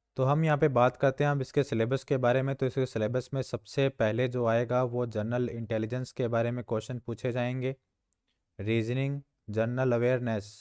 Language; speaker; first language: Hindi; native; Hindi